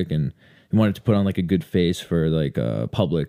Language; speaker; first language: English; native; English